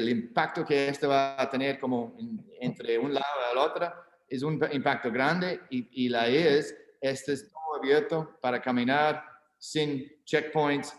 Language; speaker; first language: Spanish; non-native, learner; English